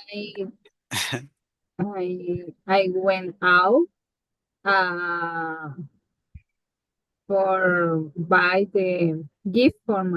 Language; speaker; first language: English; non-native, learner; Spanish